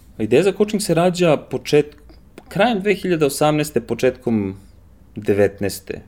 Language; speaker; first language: Serbian; early bilingual, heritage; Serbian